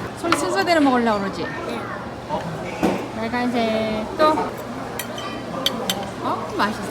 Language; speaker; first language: Korean; native; Korean